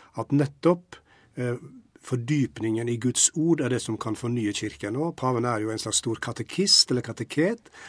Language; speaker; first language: Norwegian; native; Norwegian